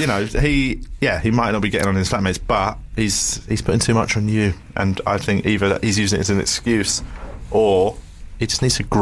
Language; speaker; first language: English; native; English